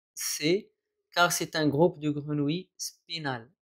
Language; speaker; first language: French; non-native, local second language; Arabic